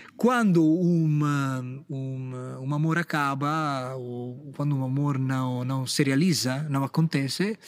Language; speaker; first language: Portuguese; non-native, fluent; Italian